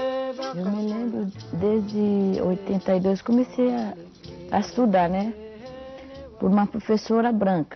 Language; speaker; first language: Portuguese; non-native, local second language; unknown